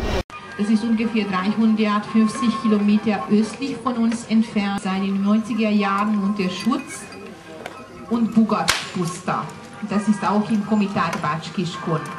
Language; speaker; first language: German; non-native, fluent; Hungarian